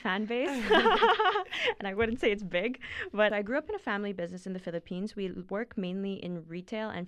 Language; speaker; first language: English; non-native, local second language; Filipino